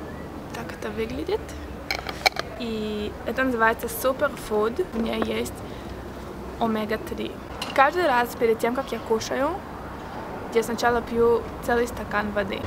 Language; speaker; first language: Russian; early bilingual, heritage; Russian